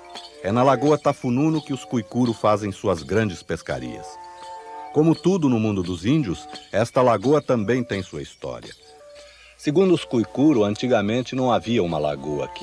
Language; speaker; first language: Portuguese; native; Portuguese